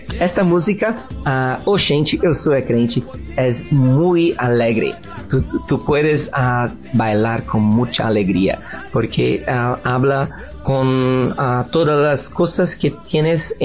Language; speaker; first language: Spanish; non-native, learner; Portuguese